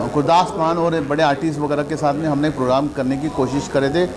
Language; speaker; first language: Hindi; non-native, local second language; Punjabi